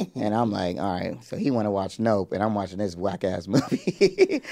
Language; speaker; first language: English; native; English